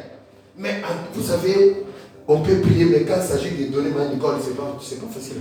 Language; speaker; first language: French; non-native, local second language; Lingala